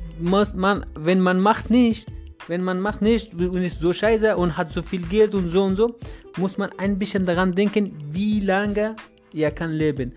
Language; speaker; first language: German; non-native, learner; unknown